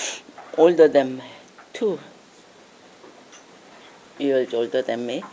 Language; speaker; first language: English; non-native, learner; Korean